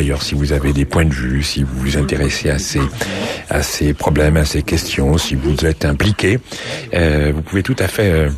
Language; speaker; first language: French; native; French